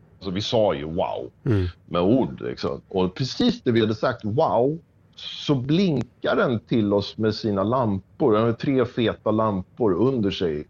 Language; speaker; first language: Swedish; native; Swedish